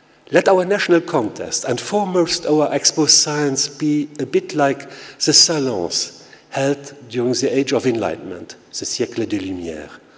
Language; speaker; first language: English; non-native, fluent; Luxembourgish